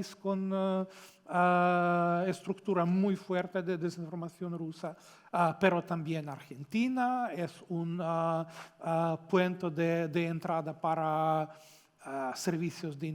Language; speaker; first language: Spanish; non-native, fluent; Ukrainian